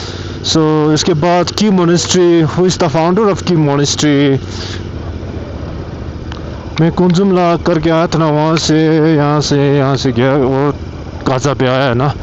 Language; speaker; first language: Hindi; non-native, local second language; Tibetan